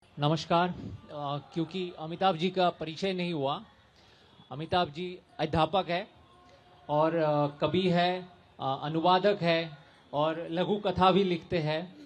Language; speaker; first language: Hindi; non-native, local second language; Assamese